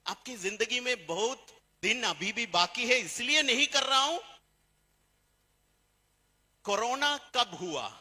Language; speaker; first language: Hindi; non-native, fluent; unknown